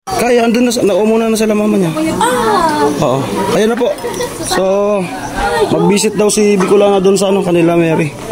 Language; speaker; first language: Filipino; non-native, local second language; Bikol